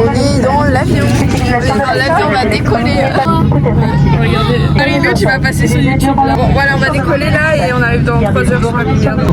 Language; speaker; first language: French; native; French